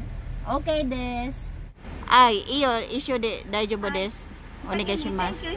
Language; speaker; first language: Japanese; non-native, learner; Filipino